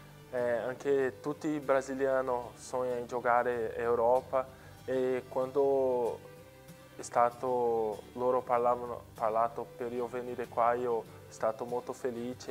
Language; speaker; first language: Italian; non-native, learner; Portuguese